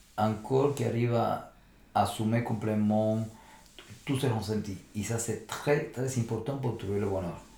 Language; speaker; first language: French; non-native, fluent; Spanish